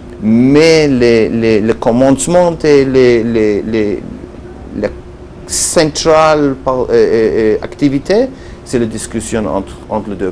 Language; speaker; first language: French; non-native, learner; Hebrew